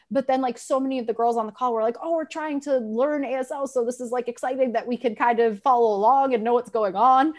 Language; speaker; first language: English; native; English